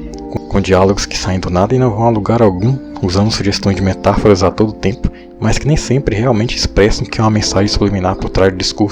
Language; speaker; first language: Portuguese; native; Portuguese